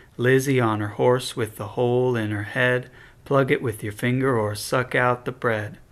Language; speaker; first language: English; native; English